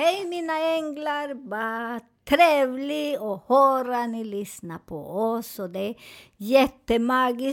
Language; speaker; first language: Swedish; non-native, fluent; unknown